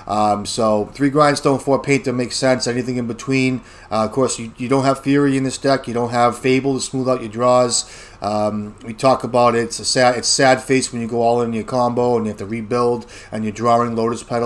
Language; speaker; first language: English; native; English